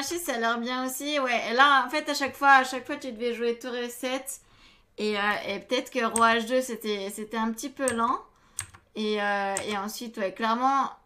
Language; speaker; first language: French; native; French